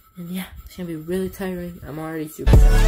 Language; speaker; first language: English; native; English